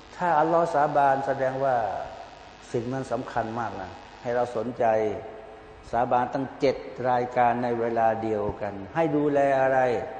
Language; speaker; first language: Thai; native; Thai